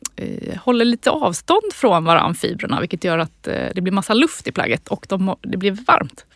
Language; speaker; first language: Swedish; native; Swedish